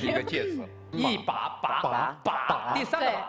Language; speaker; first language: Chinese; native; Chinese